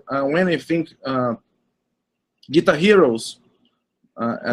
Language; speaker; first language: English; non-native, learner; Portuguese